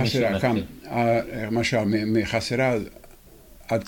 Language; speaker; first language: Hebrew; non-native, fluent; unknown